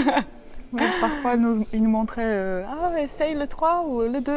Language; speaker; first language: French; non-native, learner; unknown